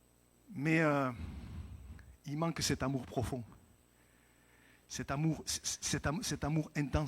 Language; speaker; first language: French; native; French